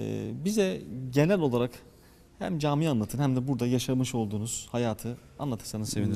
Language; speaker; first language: Turkish; native; Turkish